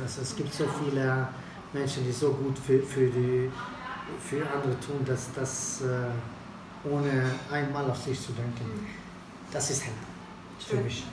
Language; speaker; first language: German; non-native, fluent; Swedish